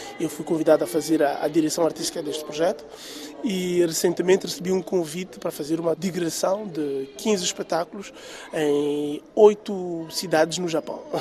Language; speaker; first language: Portuguese; non-native, local second language; Tsonga